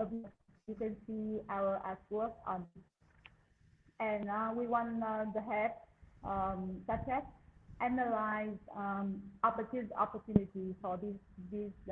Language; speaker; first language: English; non-native, learner; Vietnamese